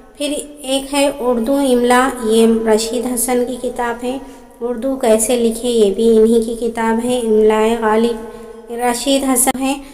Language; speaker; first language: Urdu; native; Urdu